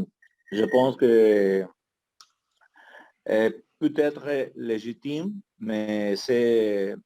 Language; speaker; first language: French; non-native, learner; Spanish